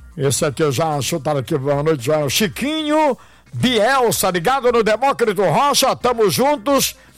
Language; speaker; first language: Portuguese; native; Portuguese